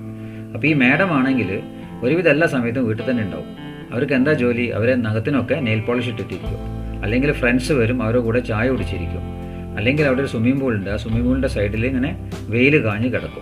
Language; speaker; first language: Malayalam; native; Malayalam